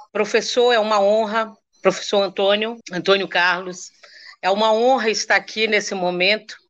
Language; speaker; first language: Portuguese; non-native, local second language; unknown